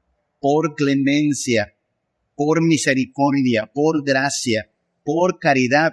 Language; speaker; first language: Spanish; native; Spanish